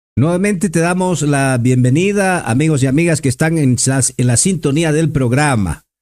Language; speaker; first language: Spanish; native; Spanish